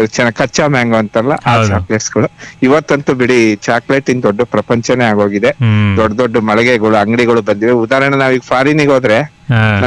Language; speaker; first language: Kannada; native; Kannada